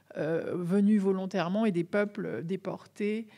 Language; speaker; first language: French; native; French